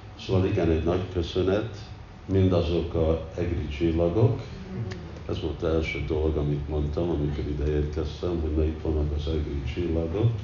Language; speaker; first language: Hungarian; early bilingual, heritage; Hungarian